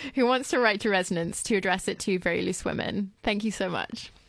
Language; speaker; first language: English; native; English